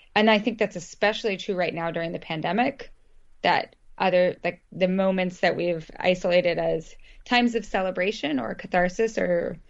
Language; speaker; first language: English; native; English